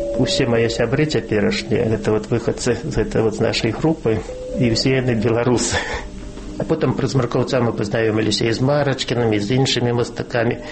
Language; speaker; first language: Belarusian; non-native, local second language; Russian